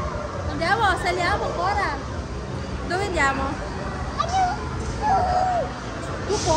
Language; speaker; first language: Italian; non-native, learner; Filipino